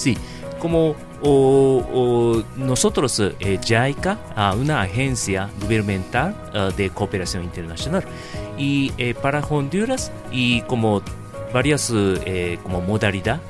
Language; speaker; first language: Spanish; non-native, learner; Japanese